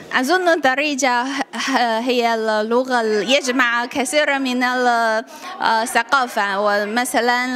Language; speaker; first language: Arabic; non-native, learner; Chinese